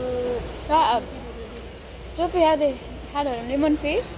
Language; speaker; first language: Arabic; non-native, learner; Indonesian